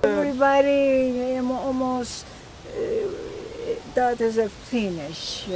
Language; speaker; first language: English; non-native, learner; Spanish